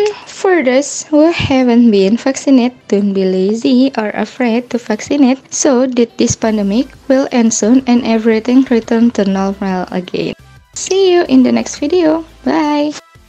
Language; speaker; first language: English; non-native, learner; Indonesian